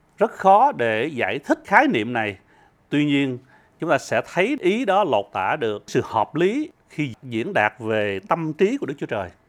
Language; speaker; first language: Vietnamese; early bilingual, heritage; Vietnamese